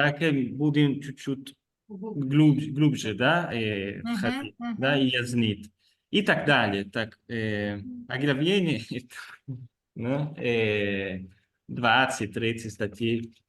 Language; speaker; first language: Russian; non-native, fluent; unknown